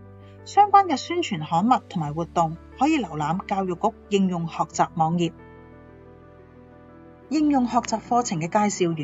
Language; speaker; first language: Chinese; non-native, local second language; Cantonese